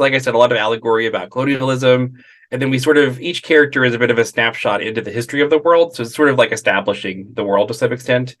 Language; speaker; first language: English; native; English